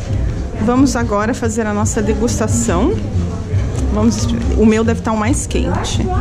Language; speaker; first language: Portuguese; native; Portuguese